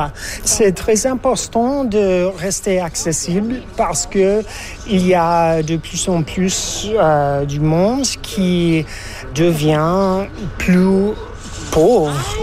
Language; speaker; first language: French; non-native, learner; English